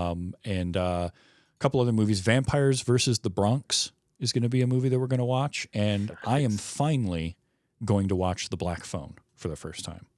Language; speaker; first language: English; native; English